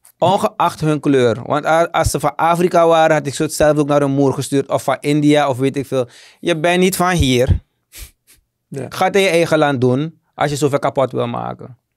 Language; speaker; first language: Dutch; native; Dutch